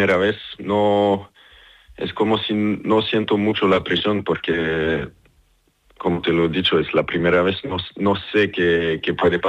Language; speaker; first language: Spanish; non-native, fluent; French